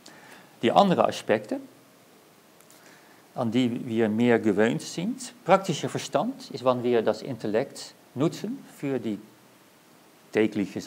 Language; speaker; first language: German; non-native, learner; Dutch